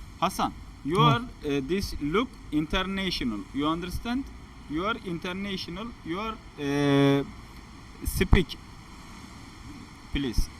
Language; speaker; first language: English; non-native, learner; Turkish